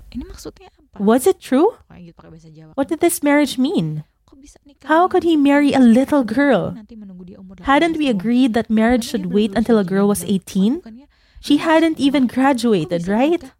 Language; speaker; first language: English; non-native, fluent; Indonesian